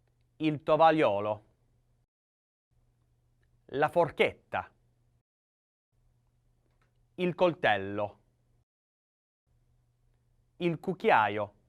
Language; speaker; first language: Italian; non-native, learner; English